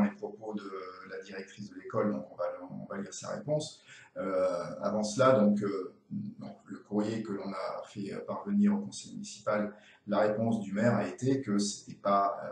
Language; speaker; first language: French; native; French